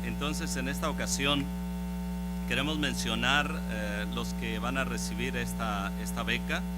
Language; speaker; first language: Spanish; native; Spanish